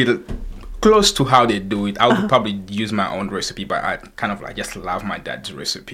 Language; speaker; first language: English; non-native, fluent; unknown